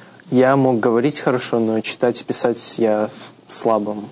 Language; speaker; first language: Russian; early bilingual, heritage; Russian